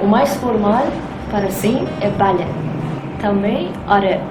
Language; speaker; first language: Portuguese; non-native, fluent; Persian